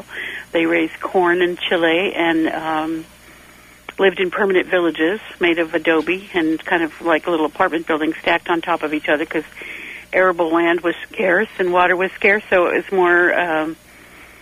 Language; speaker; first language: English; native; English